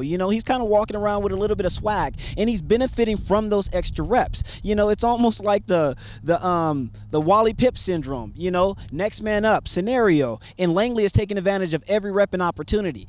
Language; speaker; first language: English; native; English